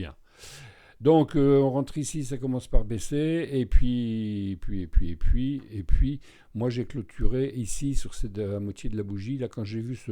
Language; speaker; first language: French; native; French